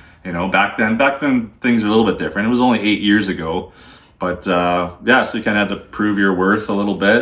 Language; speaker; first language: English; native; English